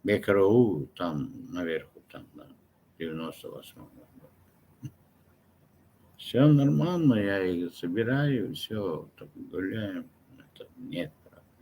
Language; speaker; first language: Russian; non-native, local second language; Turkmen